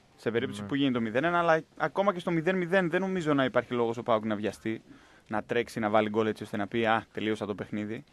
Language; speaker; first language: Greek; native; Greek